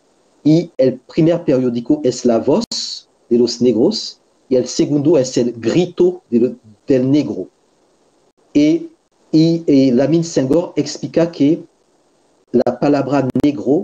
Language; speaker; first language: Spanish; non-native, fluent; French